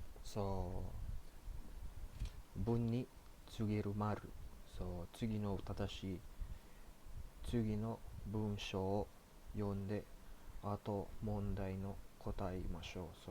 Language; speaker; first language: Japanese; non-native, fluent; Filipino